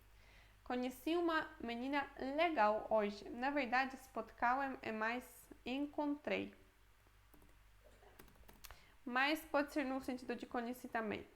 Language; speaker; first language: Portuguese; non-native, fluent; Polish